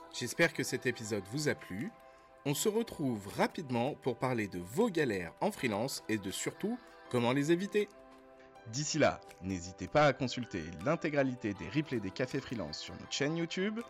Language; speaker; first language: French; native; French